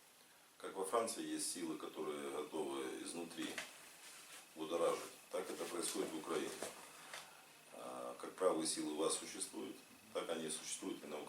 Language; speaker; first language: Russian; native; Russian